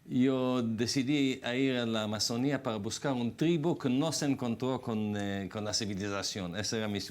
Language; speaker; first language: Spanish; non-native, fluent; Hebrew